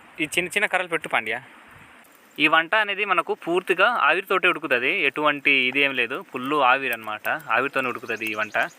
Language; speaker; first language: Telugu; non-native, local second language; Odia